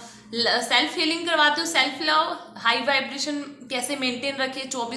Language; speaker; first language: Hindi; native; Hindi